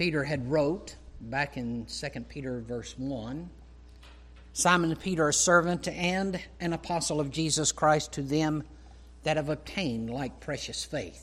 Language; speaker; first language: English; native; English